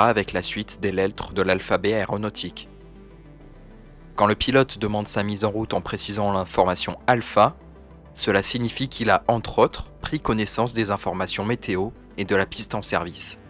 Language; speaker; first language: French; native; French